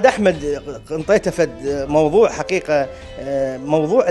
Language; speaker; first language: Arabic; native; Arabic